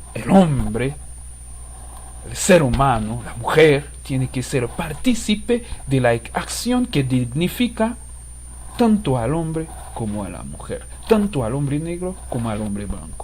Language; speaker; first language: Spanish; non-native, fluent; Haitian Creole